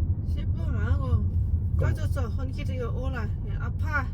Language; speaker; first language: Korean; non-native, learner; Lao